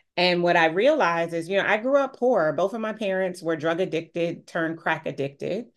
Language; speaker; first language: English; native; English